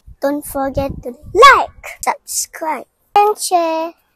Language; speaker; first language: English; non-native, local second language; Malay